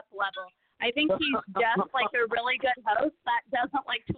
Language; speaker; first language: English; non-native, fluent; Portuguese